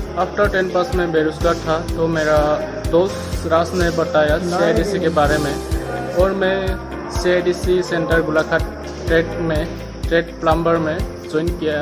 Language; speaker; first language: Hindi; non-native, local second language; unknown